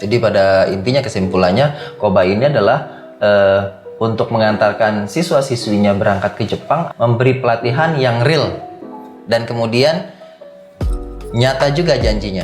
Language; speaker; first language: Indonesian; native; Indonesian